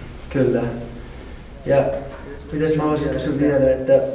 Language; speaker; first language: Finnish; non-native, learner; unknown